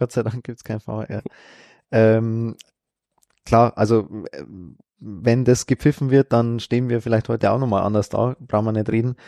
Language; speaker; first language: German; native; German